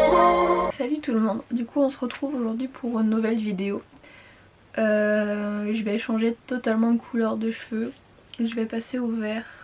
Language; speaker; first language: French; native; French